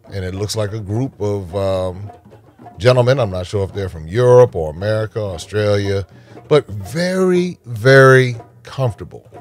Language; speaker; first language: English; native; English